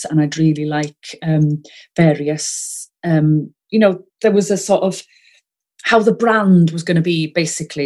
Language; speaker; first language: English; non-native, local second language; Welsh